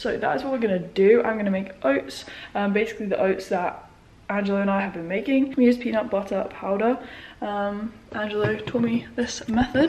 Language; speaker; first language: English; native; English